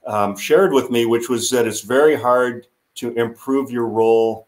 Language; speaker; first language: English; native; English